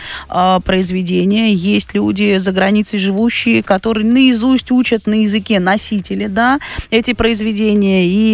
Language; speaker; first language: Russian; native; Russian